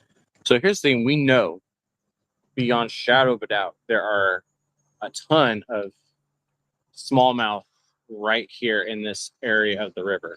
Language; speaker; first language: English; native; English